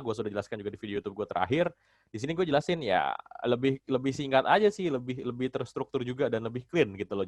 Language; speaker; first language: Indonesian; native; Indonesian